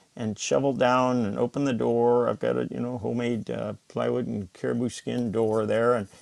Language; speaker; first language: English; native; English